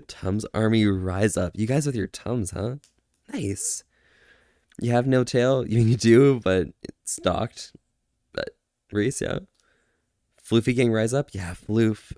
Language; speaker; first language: English; native; English